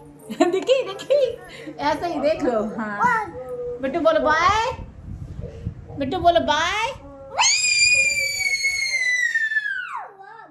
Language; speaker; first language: Hindi; native; Hindi